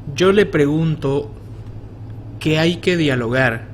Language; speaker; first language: Spanish; native; Spanish